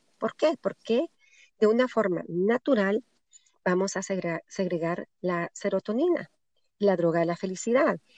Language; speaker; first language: Spanish; native; Spanish